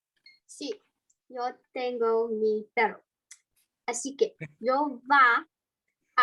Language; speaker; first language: Spanish; non-native, learner; English